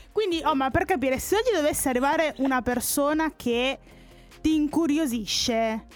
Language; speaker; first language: Italian; early bilingual, other home language; Spanish